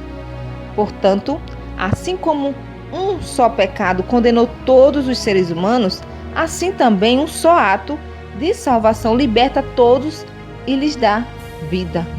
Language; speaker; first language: Portuguese; native; Portuguese